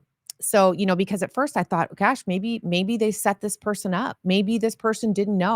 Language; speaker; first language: English; native; English